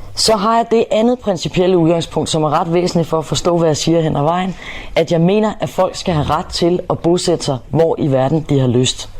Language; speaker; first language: Danish; native; Danish